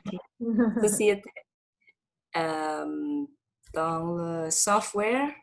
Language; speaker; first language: French; non-native, learner; Vietnamese